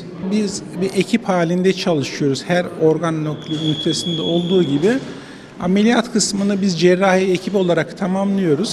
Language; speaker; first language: Turkish; native; Turkish